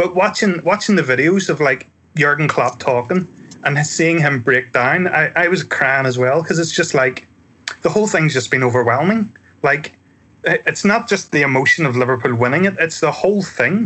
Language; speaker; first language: English; native; English